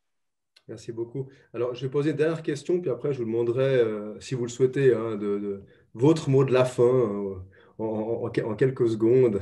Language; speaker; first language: French; native; French